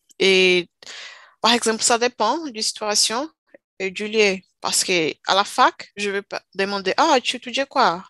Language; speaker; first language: French; non-native, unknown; Portuguese